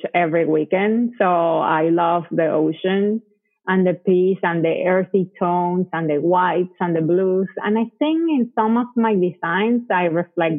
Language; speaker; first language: English; non-native, fluent; Spanish